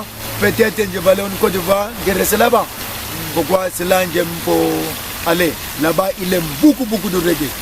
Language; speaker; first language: French; non-native, learner; English